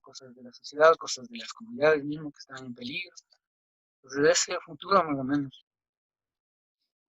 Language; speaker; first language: Spanish; non-native, local second language; Quechua